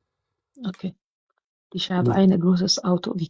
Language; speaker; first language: German; non-native, learner; Amharic